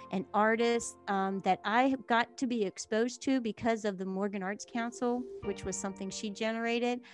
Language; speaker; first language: English; native; English